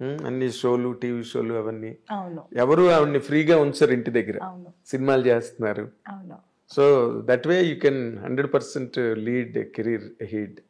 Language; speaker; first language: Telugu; native; Telugu